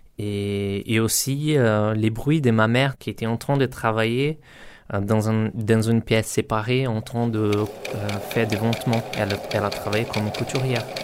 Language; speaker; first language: French; non-native, learner; Portuguese